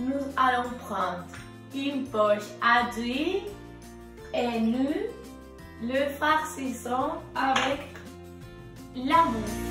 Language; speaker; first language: French; non-native, learner; Spanish